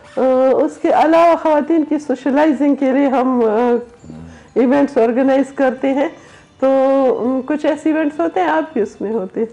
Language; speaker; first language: Urdu; non-native, local second language; Pashto